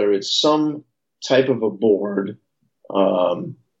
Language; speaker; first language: English; native; English